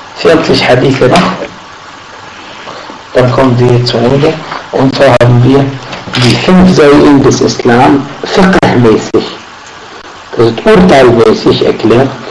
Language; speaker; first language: German; non-native, fluent; Arabic